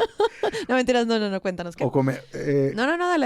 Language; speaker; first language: Spanish; native; Spanish